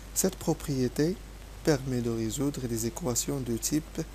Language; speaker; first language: French; non-native, local second language; Arabic